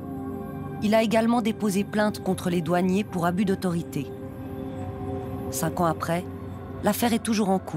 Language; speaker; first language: French; native; French